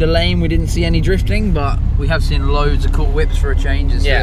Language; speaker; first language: English; native; English